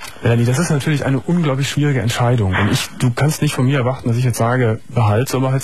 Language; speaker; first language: German; native; German